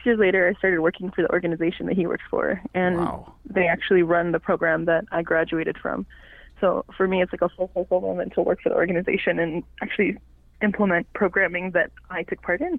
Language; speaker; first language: English; non-native, fluent; Cree